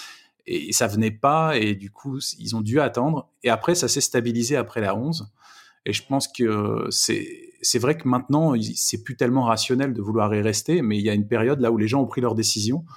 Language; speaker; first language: French; native; French